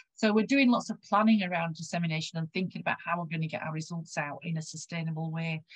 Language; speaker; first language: English; native; English